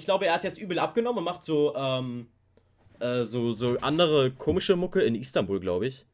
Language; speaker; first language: German; native; German